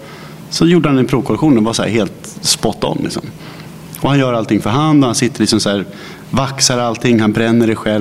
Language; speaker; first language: Swedish; native; Swedish